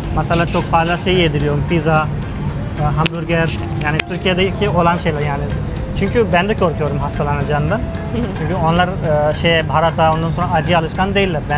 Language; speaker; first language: Turkish; non-native, fluent; Hindi